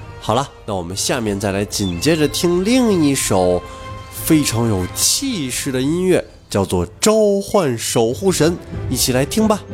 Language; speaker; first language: Chinese; native; Chinese